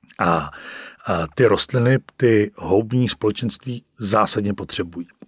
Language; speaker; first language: Czech; native; Czech